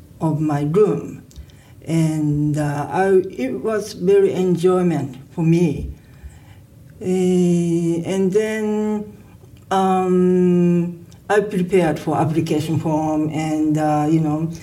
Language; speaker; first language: English; non-native, learner; Japanese